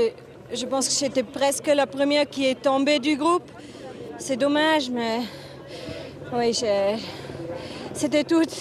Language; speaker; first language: French; non-native, local second language; German